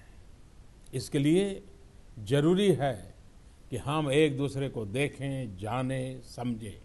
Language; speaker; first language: Hindi; non-native, local second language; Gujarati